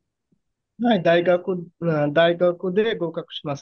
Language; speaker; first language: Japanese; non-native, learner; Bangla